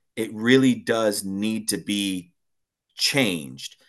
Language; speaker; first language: English; native; English